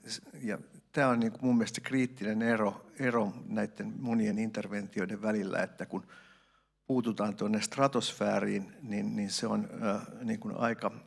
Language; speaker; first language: Finnish; native; Finnish